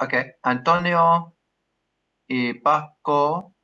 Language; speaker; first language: Spanish; non-native, learner; English